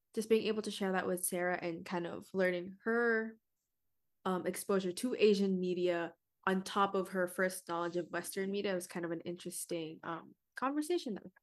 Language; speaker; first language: English; early bilingual, other home language; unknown